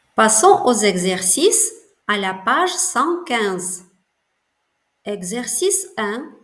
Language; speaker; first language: French; non-native, fluent; Ukrainian